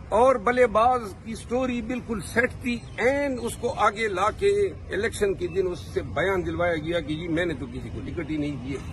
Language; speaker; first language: Urdu; non-native, local second language; Pashto